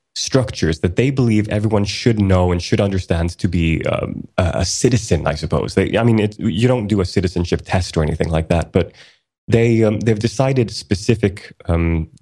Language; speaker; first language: English; early bilingual, other home language; Swedish